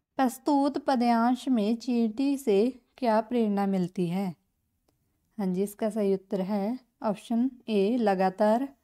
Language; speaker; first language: Hindi; non-native, local second language; Punjabi